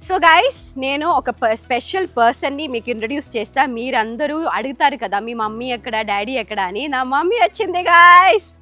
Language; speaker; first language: Telugu; non-native, fluent; Malayalam